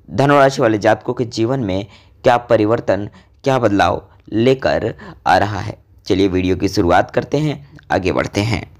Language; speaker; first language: Hindi; native; Hindi